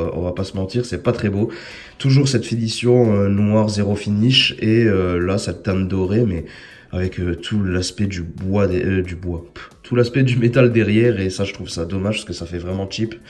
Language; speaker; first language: French; native; French